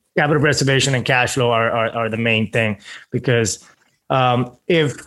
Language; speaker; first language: English; non-native, fluent; Spanish